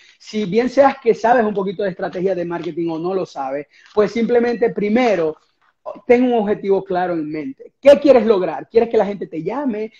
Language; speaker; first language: Spanish; native; Spanish